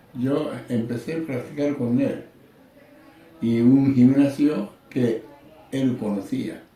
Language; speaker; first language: Spanish; non-native, learner; Japanese